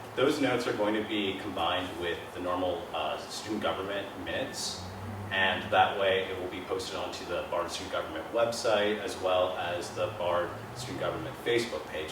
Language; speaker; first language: English; native; English